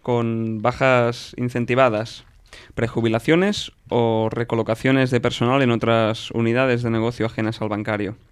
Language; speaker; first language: Spanish; non-native, local second language; Catalan